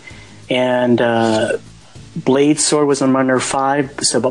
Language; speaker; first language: English; native; English